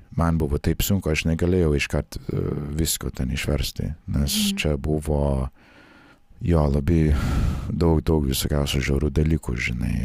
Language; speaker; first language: Lithuanian; non-native, fluent; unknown